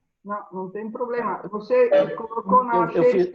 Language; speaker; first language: Portuguese; non-native, fluent; Italian